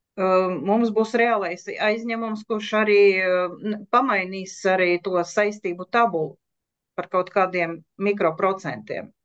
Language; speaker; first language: Latvian; non-native, local second language; Russian